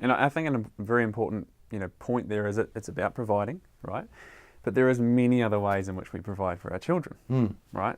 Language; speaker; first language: English; native; English